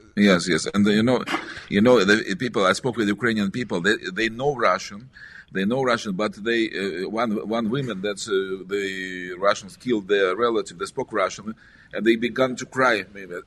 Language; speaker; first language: English; non-native, learner; Russian